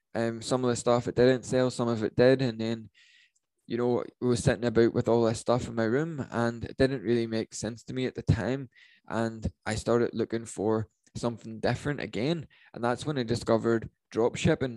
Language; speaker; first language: English; native; English